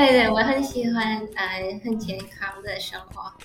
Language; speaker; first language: Chinese; early bilingual, heritage; Indonesian